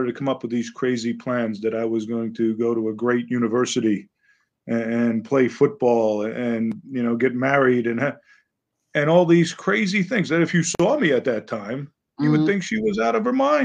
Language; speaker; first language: English; native; English